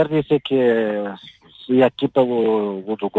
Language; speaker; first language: Greek; non-native, fluent; Bulgarian